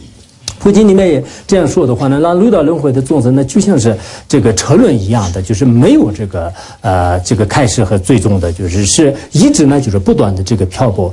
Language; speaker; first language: Chinese; non-native, local second language; Tibetan